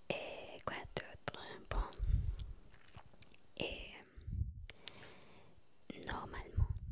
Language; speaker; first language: French; non-native, learner; Spanish